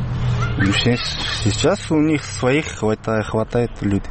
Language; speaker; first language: Russian; non-native, learner; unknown